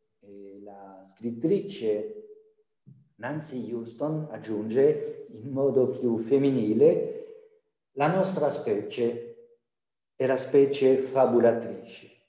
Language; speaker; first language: Italian; non-native, fluent; French